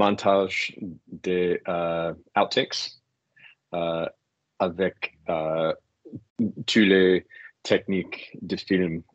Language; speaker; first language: French; non-native, learner; English